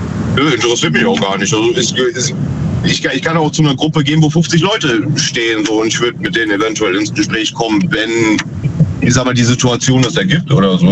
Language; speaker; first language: German; native; German